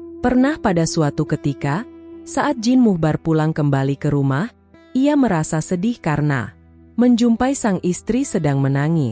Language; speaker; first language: Indonesian; native; Indonesian